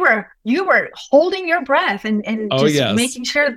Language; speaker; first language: English; non-native, fluent; Spanish